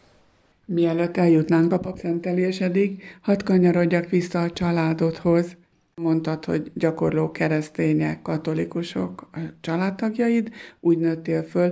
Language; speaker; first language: Hungarian; native; Hungarian